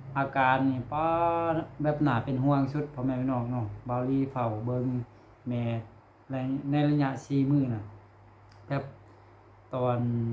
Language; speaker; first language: Lao; non-native, local second language; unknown